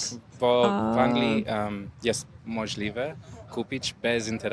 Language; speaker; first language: Polish; non-native, learner; English